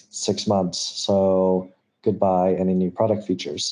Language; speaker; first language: English; native; English